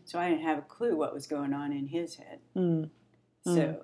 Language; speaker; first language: English; native; English